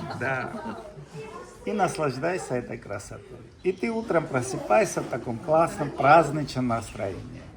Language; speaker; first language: Russian; non-native, local second language; Georgian